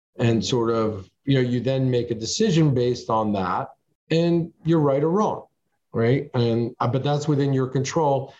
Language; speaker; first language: English; early bilingual, other home language; French